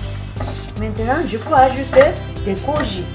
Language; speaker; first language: French; non-native, fluent; Japanese